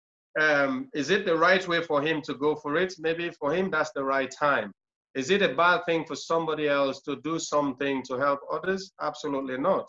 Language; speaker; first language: English; non-native, local second language; Krio